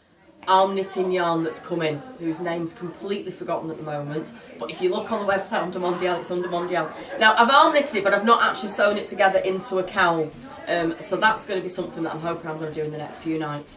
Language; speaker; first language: English; native; English